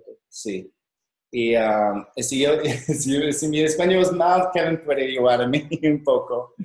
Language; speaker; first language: Spanish; non-native, learner; English